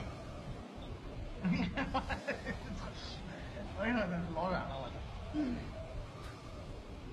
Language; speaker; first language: Chinese; native; Chinese